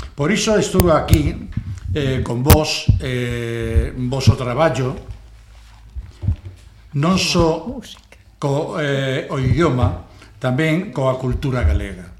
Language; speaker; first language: Galician; non-native, local second language; Spanish